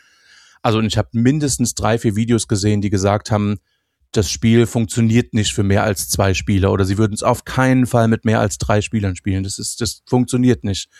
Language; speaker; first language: German; native; German